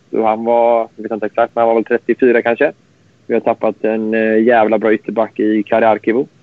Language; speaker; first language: Swedish; native; Swedish